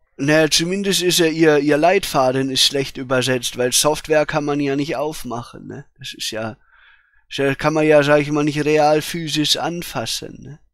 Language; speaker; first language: German; native; German